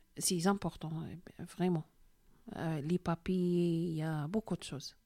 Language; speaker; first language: French; non-native, learner; Arabic